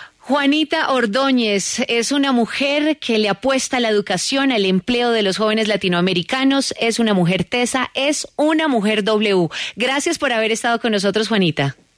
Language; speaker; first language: Spanish; native; Spanish